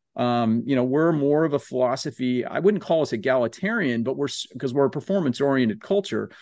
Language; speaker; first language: English; native; English